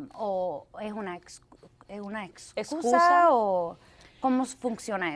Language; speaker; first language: Spanish; early bilingual, heritage; Spanish